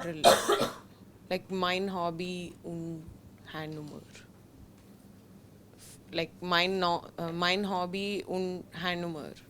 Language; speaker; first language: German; non-native, learner; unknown